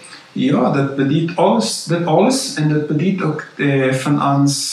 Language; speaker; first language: German; non-native, local second language; Plautdietsch